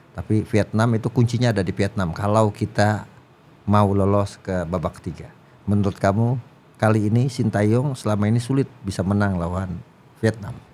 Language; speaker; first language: Indonesian; native; Indonesian